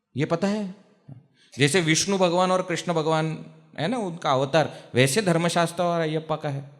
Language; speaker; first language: Hindi; non-native, local second language; Marathi